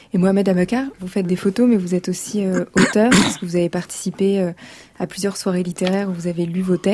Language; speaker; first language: French; native; French